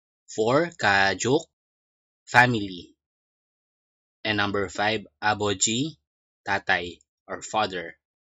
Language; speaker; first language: English; non-native, local second language; Filipino